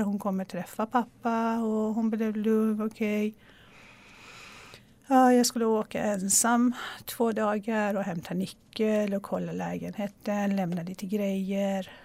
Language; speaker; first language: Swedish; non-native, fluent; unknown